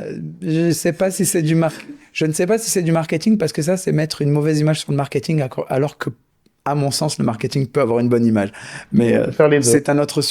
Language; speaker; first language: French; native; French